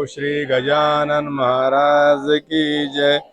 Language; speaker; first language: Hindi; non-native, local second language; Marathi